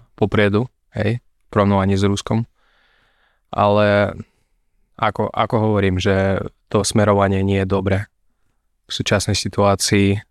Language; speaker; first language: Slovak; non-native, fluent; Russian